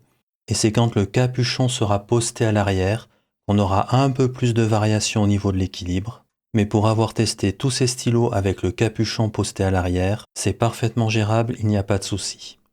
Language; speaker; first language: French; native; French